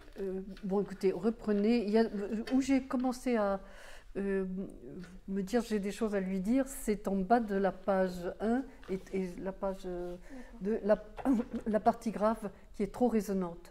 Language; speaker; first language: French; native; French